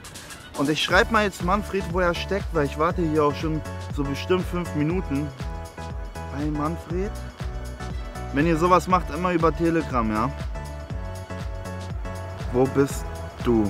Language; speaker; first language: German; native; German